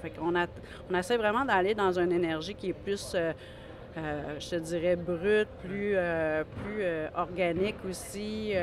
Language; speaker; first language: French; native; French